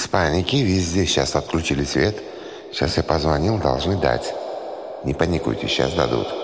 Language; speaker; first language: Russian; non-native, local second language; Uzbek